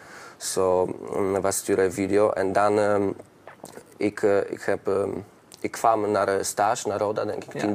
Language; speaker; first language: Dutch; non-native, learner; Polish